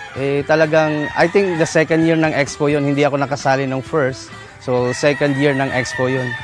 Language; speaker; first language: Filipino; non-native, local second language; Cebuano